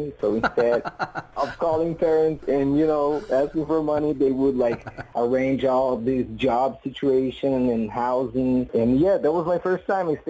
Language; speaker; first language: English; non-native, fluent; Portuguese